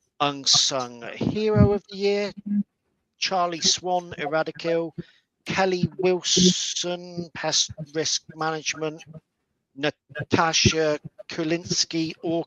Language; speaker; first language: English; native; English